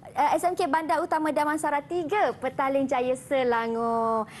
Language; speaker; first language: Malay; native; Malay